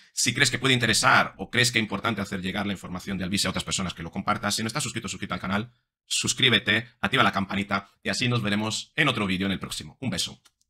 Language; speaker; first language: Spanish; non-native, fluent; Italian